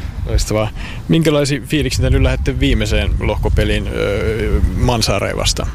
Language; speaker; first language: Finnish; native; Finnish